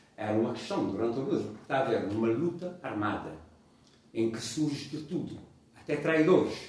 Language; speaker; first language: Portuguese; non-native, local second language; Kabuverdianu